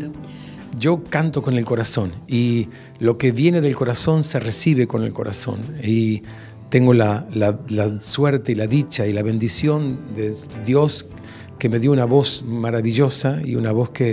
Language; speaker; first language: Portuguese; non-native, learner; Spanish